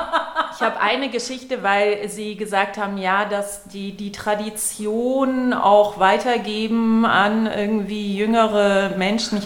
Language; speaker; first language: German; native; German